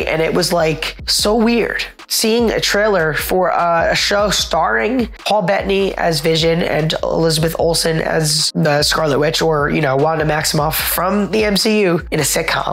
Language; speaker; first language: English; native; English